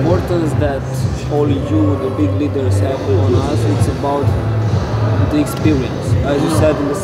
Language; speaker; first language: English; non-native, fluent; Romanian